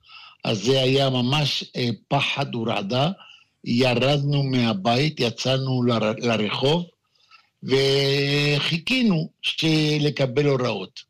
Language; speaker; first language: Hebrew; non-native, fluent; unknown